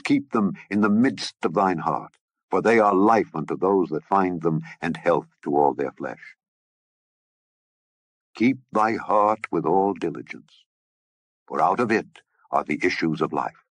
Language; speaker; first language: English; native; English